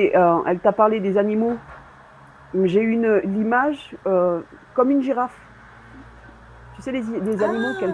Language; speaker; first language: French; native; French